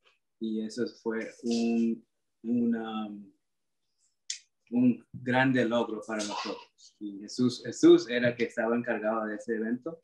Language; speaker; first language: Spanish; early bilingual, heritage; Spanish